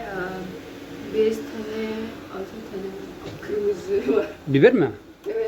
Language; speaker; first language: Turkish; non-native, learner; Lao